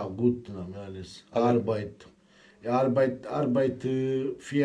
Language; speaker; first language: German; non-native, learner; Romanian